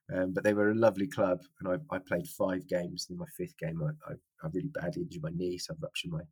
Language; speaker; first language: English; native; English